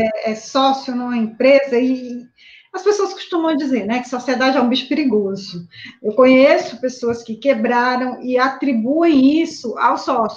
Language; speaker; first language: Portuguese; native; Portuguese